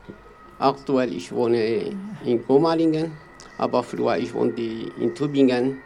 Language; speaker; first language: German; non-native, learner; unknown